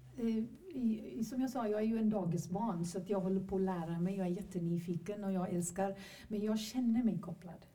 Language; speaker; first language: Swedish; non-native, fluent; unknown